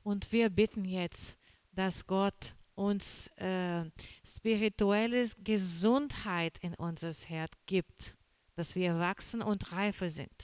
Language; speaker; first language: German; non-native, learner; Portuguese